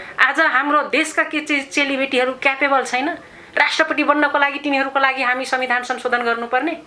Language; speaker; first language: Nepali; non-native, local second language; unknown